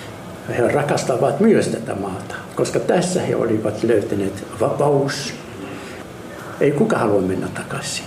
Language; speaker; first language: Finnish; non-native, fluent; Arabic